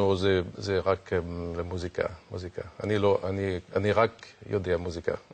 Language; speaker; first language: Hebrew; non-native, learner; French